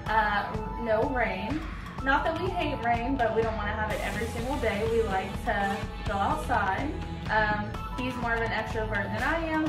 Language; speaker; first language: English; native; English